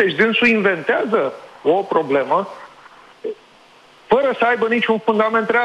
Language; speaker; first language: Romanian; native; Romanian